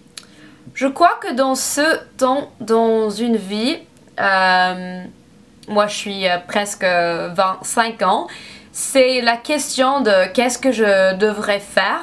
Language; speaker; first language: French; non-native, learner; English